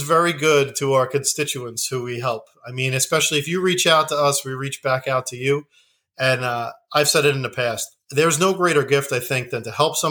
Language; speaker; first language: English; native; English